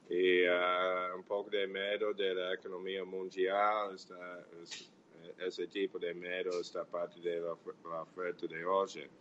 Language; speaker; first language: Portuguese; non-native, fluent; English